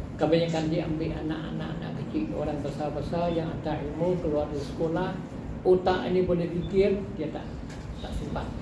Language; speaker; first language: Malay; non-native, fluent; Eastern Cham